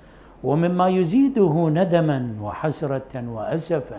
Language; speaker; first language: Arabic; native; Arabic